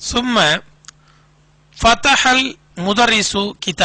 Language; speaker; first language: Arabic; non-native, fluent; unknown